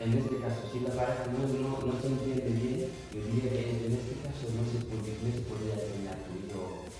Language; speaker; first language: Spanish; non-native, learner; Fula